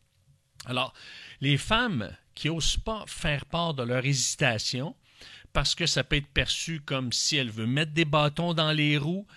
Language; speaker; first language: French; native; French